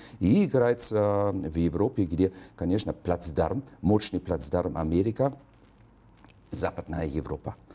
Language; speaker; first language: Russian; non-native, fluent; German